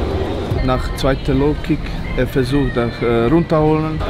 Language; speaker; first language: German; non-native, learner; Croatian